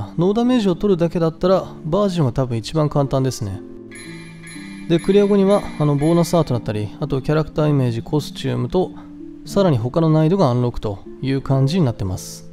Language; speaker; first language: Japanese; native; Japanese